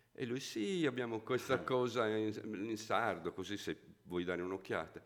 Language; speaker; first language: Italian; native; Italian